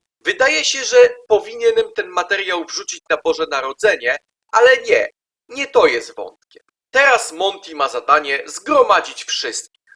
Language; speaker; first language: Polish; native; Polish